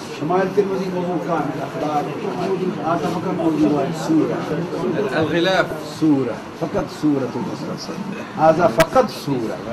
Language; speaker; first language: Arabic; non-native, learner; Urdu